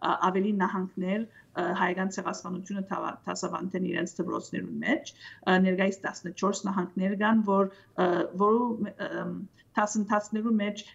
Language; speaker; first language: Armenian; early bilingual, heritage; Armenian